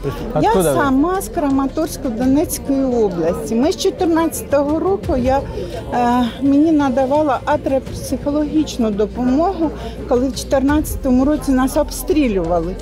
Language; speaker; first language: Ukrainian; non-native, local second language; Russian